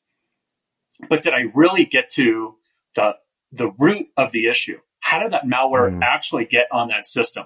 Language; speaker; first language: English; native; English